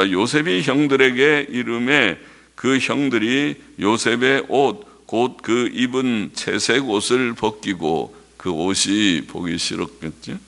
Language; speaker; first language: Korean; native; Korean